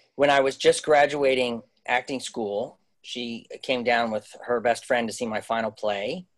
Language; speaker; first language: English; native; English